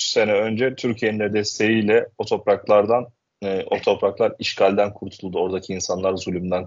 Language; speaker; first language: Turkish; native; Turkish